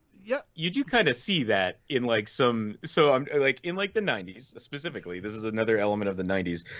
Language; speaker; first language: English; native; English